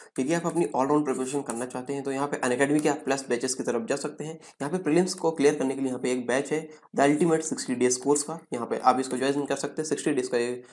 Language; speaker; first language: Hindi; native; Hindi